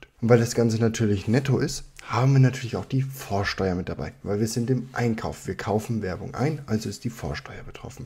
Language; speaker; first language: German; native; German